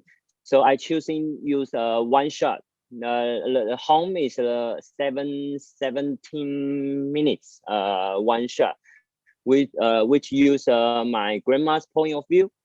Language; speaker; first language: English; non-native, learner; Chinese